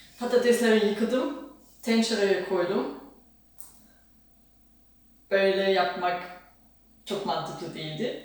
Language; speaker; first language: Turkish; non-native, fluent; German